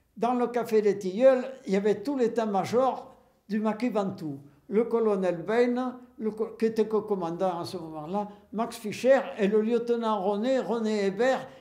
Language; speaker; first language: French; native; French